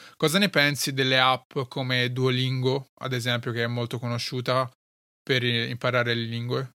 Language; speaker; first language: Italian; early bilingual, other home language; Arabic